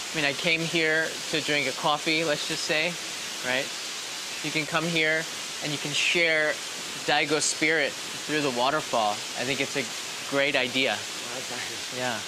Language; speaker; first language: English; native; English